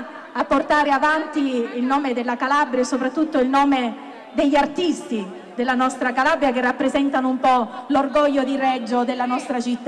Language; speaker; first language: Italian; native; Italian